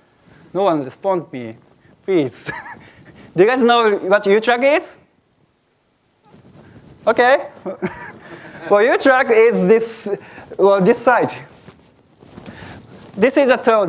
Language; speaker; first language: English; non-native, fluent; Japanese